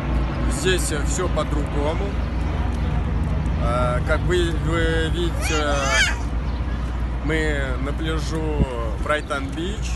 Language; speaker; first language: Russian; non-native, local second language; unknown